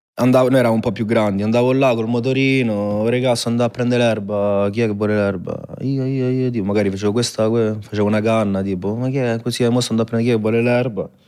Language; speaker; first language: Italian; native; Italian